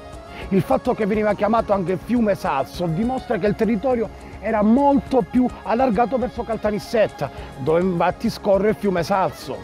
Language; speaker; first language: Italian; native; Italian